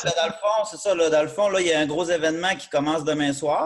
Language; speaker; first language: French; native; French